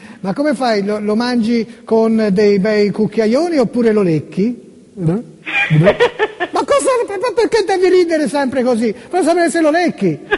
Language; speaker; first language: Italian; native; Italian